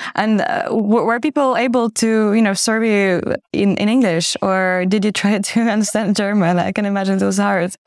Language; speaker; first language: English; non-native, fluent; Ukrainian